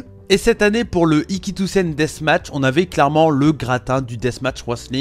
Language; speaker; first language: French; native; French